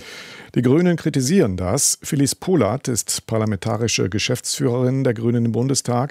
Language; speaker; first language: German; native; German